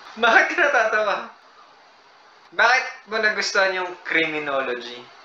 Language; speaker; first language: Filipino; native; Filipino